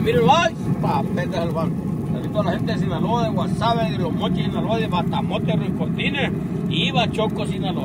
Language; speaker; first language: Spanish; native; Spanish